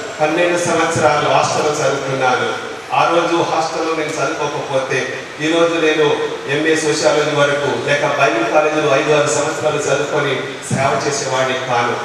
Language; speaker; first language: Telugu; non-native, local second language; Lambadi